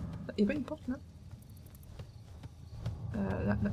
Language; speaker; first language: French; native; French